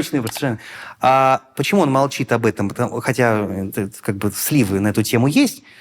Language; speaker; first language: Russian; native; Russian